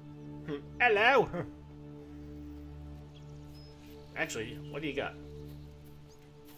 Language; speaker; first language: English; native; English